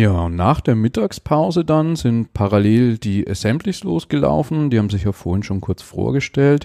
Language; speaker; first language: German; native; German